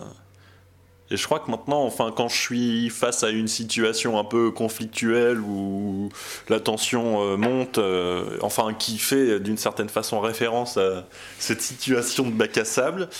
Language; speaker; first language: French; native; French